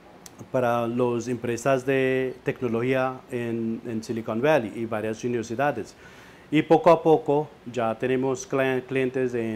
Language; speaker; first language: Spanish; non-native, fluent; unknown